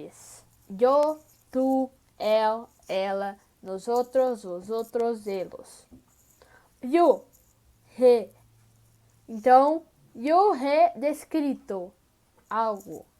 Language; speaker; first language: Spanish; non-native, learner; Portuguese